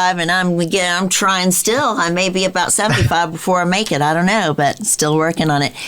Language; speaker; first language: English; native; English